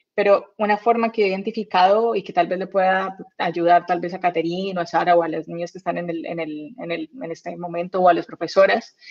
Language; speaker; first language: Spanish; native; Spanish